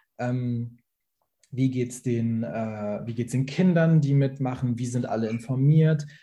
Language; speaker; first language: German; early bilingual, other home language; Persian